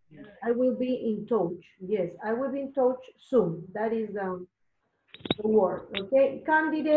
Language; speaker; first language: English; non-native, learner; Spanish